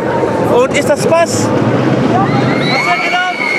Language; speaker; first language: German; non-native, learner; Dutch